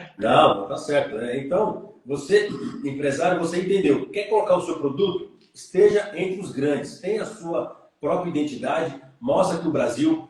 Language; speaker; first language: Portuguese; native; Portuguese